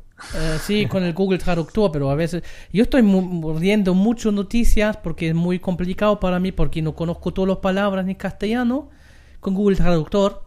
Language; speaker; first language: Spanish; non-native, learner; German